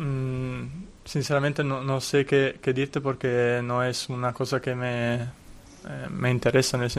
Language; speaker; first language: Spanish; non-native, fluent; Italian